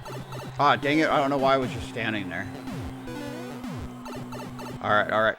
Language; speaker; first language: English; native; English